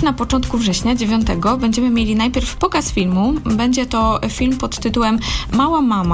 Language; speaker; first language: Polish; native; Polish